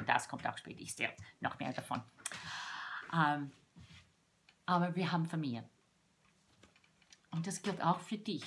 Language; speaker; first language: German; non-native, fluent; English